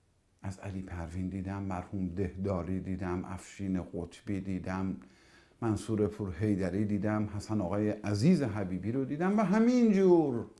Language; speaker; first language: Persian; native; Persian